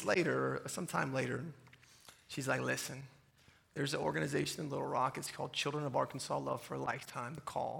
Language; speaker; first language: English; native; English